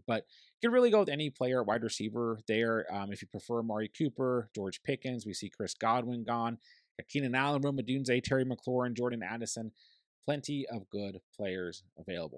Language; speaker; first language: English; native; English